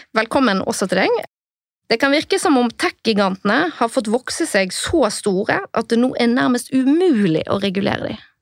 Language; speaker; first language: Norwegian; native; Norwegian